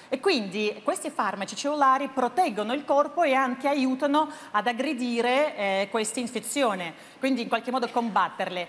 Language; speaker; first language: Italian; non-native, fluent; Russian